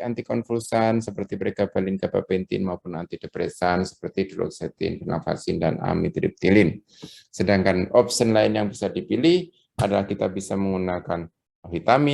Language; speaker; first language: Indonesian; native; Indonesian